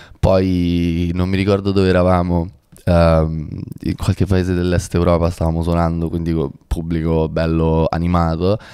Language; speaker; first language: Italian; native; Italian